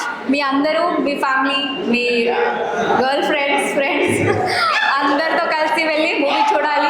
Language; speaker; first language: Telugu; non-native, fluent; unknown